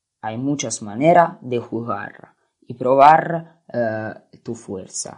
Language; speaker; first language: Spanish; non-native, learner; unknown